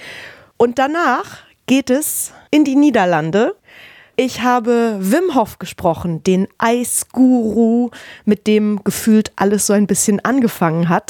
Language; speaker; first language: German; native; German